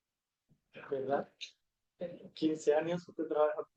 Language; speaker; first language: Spanish; non-native, learner; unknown